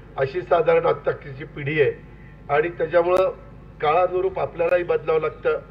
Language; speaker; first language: Marathi; native; Marathi